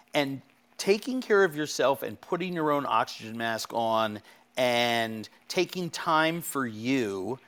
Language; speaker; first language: English; native; English